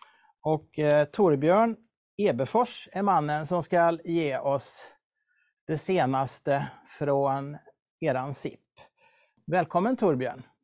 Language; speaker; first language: Swedish; native; Swedish